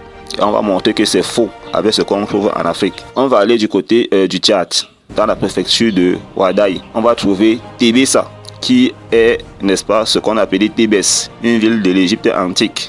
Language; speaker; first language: French; non-native, local second language; Kongo